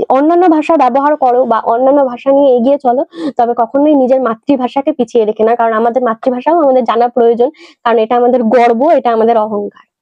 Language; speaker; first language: Bangla; native; Bangla